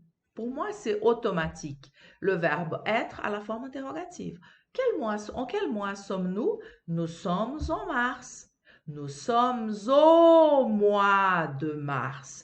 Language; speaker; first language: French; non-native, fluent; Portuguese